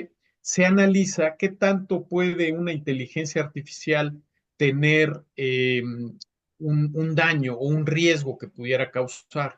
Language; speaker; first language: Spanish; native; Spanish